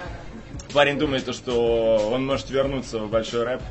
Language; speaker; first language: Russian; native; Russian